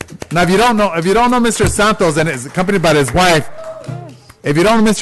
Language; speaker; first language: English; native; English